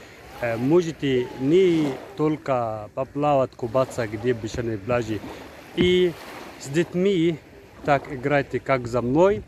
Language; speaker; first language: Russian; non-native, fluent; Arabic